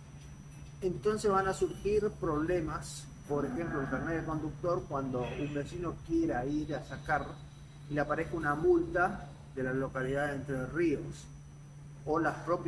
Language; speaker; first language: Spanish; native; Spanish